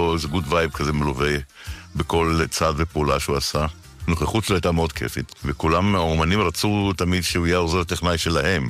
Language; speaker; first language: Hebrew; early bilingual, other home language; Greek